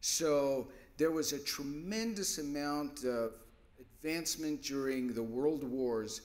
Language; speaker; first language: English; native; English